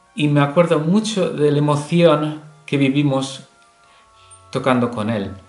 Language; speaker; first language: Spanish; early bilingual, heritage; English